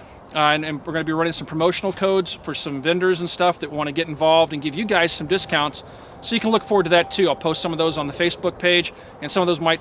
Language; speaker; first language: English; native; English